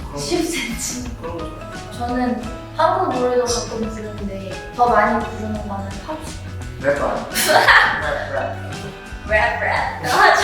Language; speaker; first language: Korean; non-native, fluent; Filipino